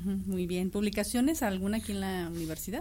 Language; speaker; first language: Spanish; native; Spanish